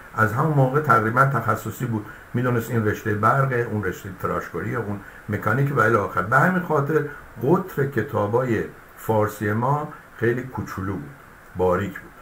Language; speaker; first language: Persian; native; Persian